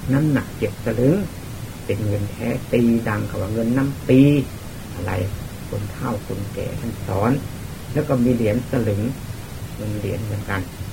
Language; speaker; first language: Thai; non-native, local second language; Lao